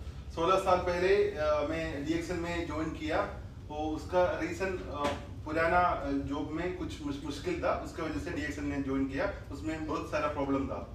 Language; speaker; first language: Hindi; non-native, fluent; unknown